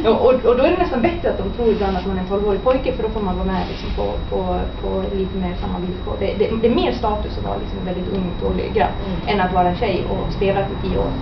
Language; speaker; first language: Swedish; native; Swedish